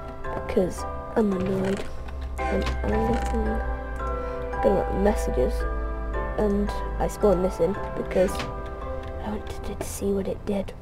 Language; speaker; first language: English; native; English